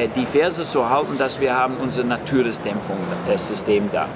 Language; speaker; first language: German; non-native, fluent; English